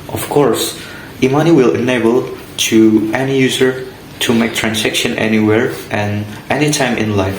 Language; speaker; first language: English; non-native, learner; Indonesian